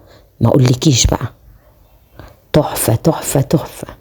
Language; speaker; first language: Arabic; native; Arabic